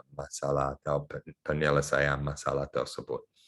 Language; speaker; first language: Indonesian; non-native, fluent; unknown